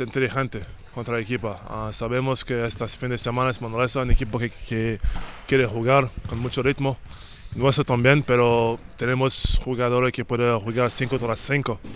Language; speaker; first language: Spanish; non-native, learner; French